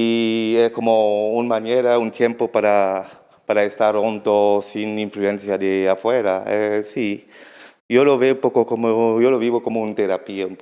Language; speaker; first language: Spanish; non-native, fluent; French